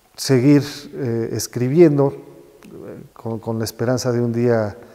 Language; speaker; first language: Spanish; native; Spanish